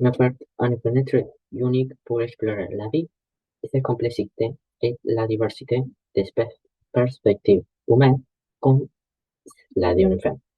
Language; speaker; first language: French; non-native, learner; Spanish